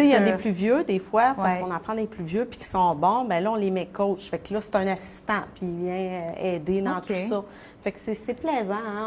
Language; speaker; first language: French; native; French